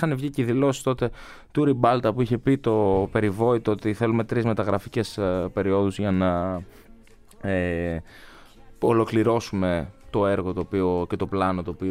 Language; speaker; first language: Greek; native; Greek